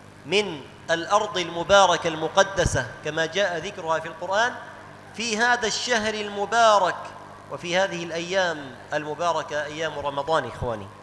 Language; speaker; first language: Arabic; native; Arabic